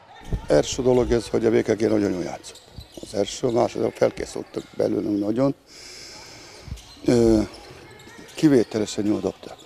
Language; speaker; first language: Hungarian; non-native, learner; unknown